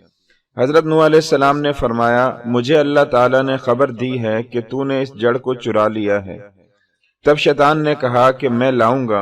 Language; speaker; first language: Urdu; native; Urdu